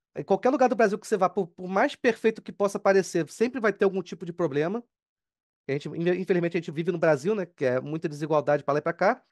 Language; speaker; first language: Portuguese; native; Portuguese